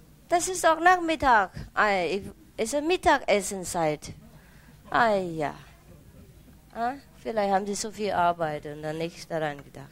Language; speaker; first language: German; non-native, learner; Vietnamese